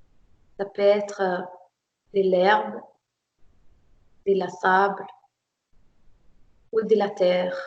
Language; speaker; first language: French; non-native, fluent; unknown